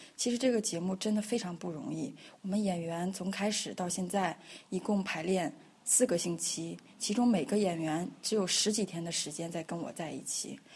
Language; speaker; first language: Chinese; native; Chinese